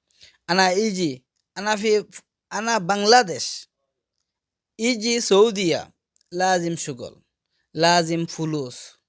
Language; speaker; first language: Arabic; non-native, learner; Bangla